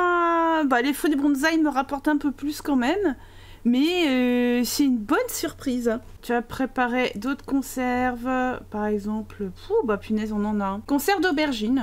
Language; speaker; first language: French; native; French